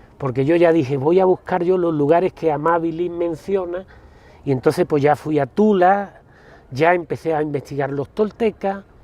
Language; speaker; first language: Spanish; native; Spanish